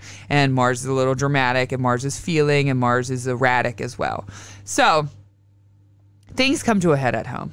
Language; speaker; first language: English; native; English